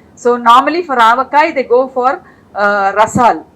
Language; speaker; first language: English; non-native, local second language; Telugu